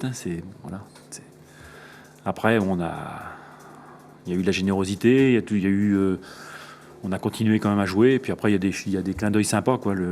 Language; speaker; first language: French; native; French